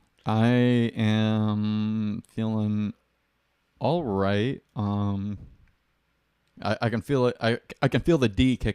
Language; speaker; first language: English; native; English